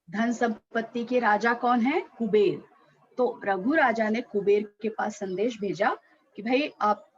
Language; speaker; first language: Hindi; non-native, local second language; Marathi